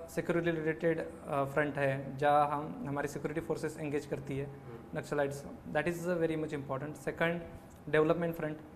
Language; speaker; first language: Hindi; non-native, local second language; Marathi